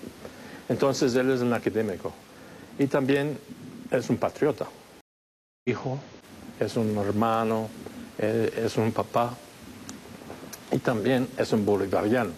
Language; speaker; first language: Spanish; non-native, fluent; English